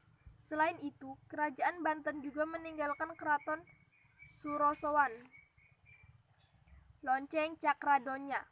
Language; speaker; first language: Indonesian; native; Indonesian